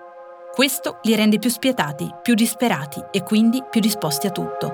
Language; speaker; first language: Italian; native; Italian